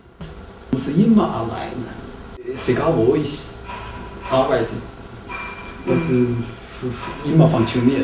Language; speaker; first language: German; non-native, learner; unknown